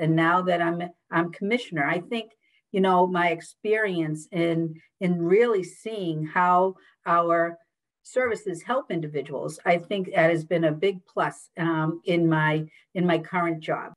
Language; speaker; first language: English; native; English